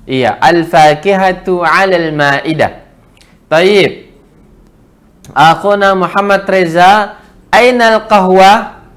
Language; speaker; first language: Arabic; non-native, fluent; Indonesian